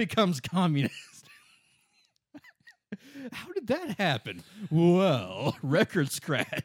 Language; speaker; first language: English; native; English